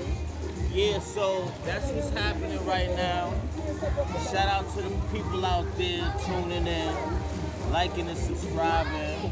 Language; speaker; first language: English; native; English